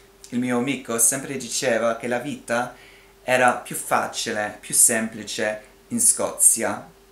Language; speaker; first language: Italian; non-native, fluent; English